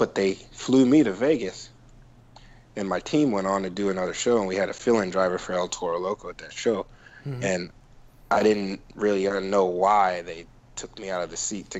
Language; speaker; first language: English; native; English